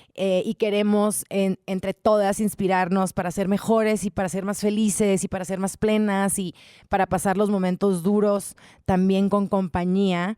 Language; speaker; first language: Spanish; native; Spanish